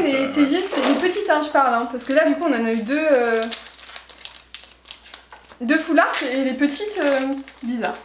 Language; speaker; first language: French; native; French